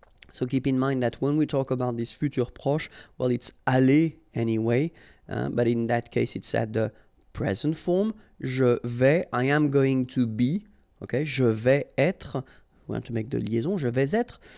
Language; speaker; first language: English; non-native, fluent; French